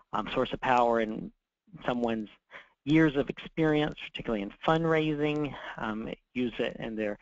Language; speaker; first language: English; native; English